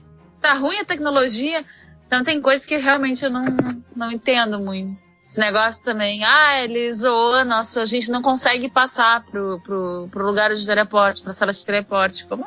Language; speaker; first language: Portuguese; native; Portuguese